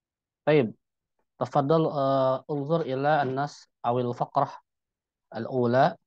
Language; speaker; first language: Arabic; non-native, fluent; Indonesian